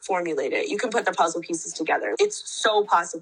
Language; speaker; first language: English; native; English